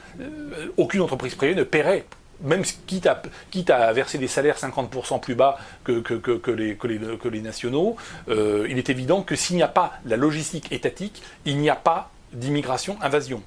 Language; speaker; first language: French; native; French